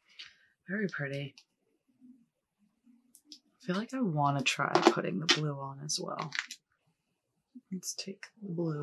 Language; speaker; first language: English; native; English